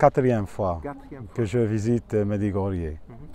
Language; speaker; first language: French; non-native, local second language; Arabic